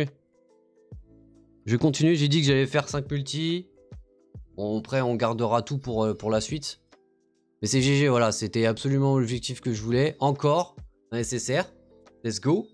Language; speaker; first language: French; native; French